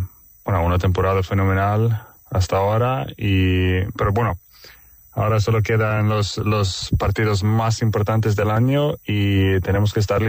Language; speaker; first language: Spanish; non-native, fluent; Swedish